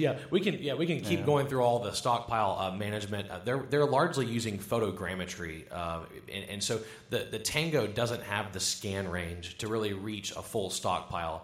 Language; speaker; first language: English; native; English